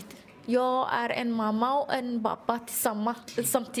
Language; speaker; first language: Swedish; non-native, learner; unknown